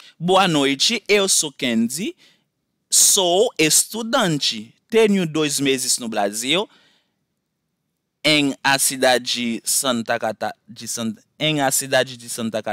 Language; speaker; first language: Portuguese; non-native, fluent; Haitian Creole